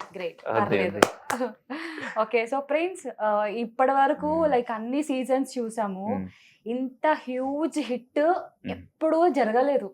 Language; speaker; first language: Telugu; native; Telugu